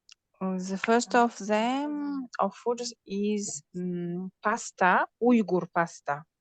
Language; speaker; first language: English; non-native, learner; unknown